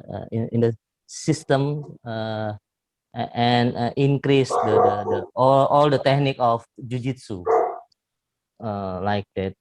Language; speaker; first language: English; non-native, learner; Indonesian